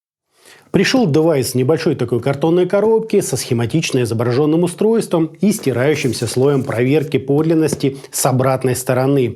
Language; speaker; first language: Russian; native; Russian